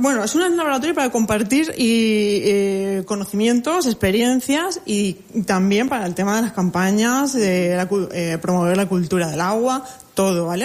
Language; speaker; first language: Spanish; native; Spanish